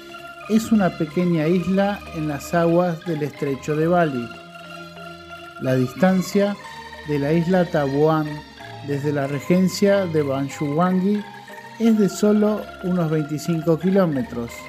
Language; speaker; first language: Spanish; non-native, fluent; Indonesian